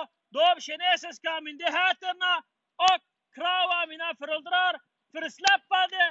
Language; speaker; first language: Swedish; non-native, learner; Uyghur